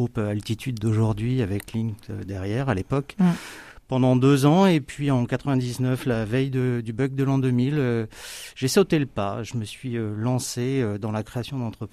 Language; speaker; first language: French; native; French